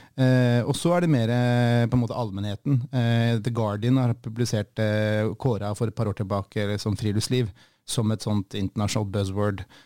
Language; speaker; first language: Norwegian; native; Norwegian